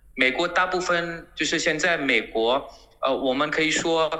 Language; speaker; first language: Chinese; non-native, fluent; Gujarati